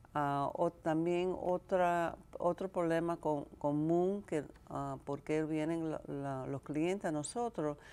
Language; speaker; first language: Spanish; early bilingual, heritage; Spanish